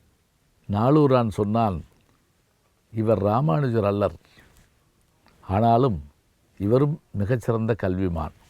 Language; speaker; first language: Tamil; native; Tamil